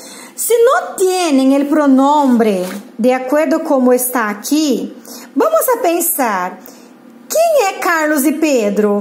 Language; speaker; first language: Spanish; non-native, fluent; Portuguese